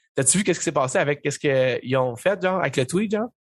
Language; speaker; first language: French; native; French